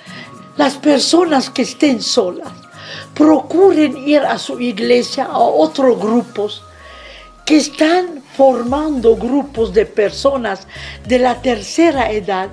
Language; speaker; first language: Spanish; non-native, fluent; Arabic